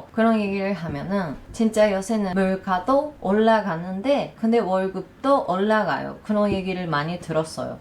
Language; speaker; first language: Korean; non-native, learner; Japanese